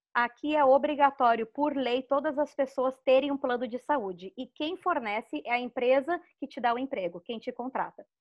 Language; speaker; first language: Portuguese; native; Portuguese